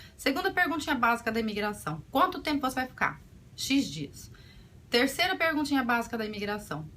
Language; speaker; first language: Portuguese; native; Portuguese